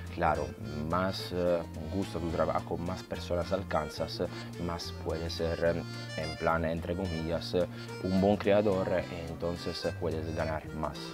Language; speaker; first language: Spanish; non-native, fluent; Italian